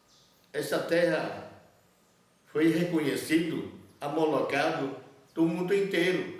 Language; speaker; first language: Portuguese; non-native, local second language; Yanomámi